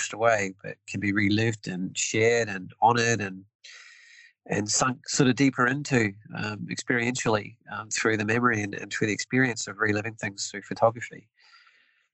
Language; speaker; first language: English; native; English